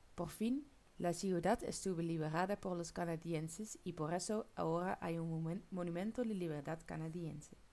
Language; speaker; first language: Spanish; non-native, learner; Dutch